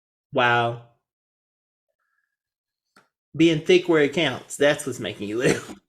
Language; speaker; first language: English; native; English